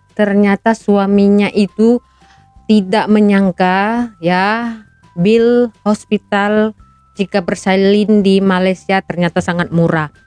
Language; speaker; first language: Indonesian; native; Indonesian